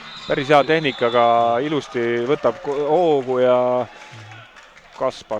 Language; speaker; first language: Estonian; native; Estonian